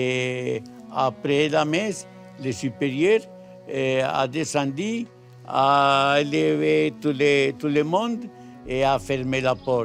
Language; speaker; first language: French; non-native, learner; Spanish